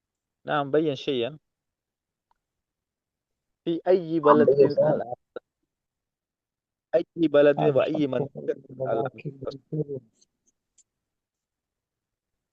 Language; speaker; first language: Arabic; non-native, learner; Urdu